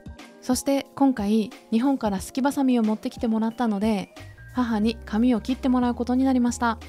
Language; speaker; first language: Japanese; native; Japanese